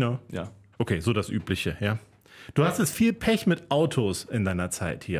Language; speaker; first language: German; native; German